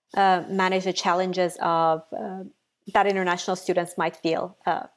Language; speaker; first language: English; non-native, fluent; Persian